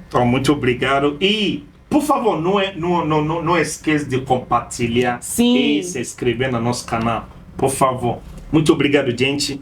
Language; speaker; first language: Portuguese; non-native, fluent; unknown